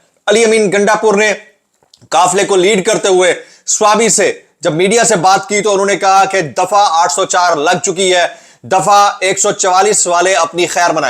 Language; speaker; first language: Urdu; native; Urdu